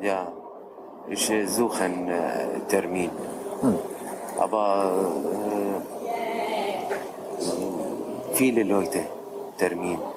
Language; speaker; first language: German; non-native, learner; Arabic